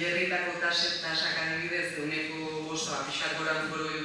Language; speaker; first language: Basque; native; Basque